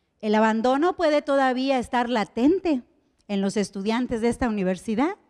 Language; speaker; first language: Spanish; native; Spanish